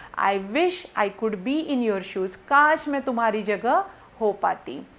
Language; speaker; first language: Hindi; non-native, local second language; Marathi